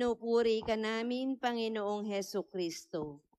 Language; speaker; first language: Filipino; native; Filipino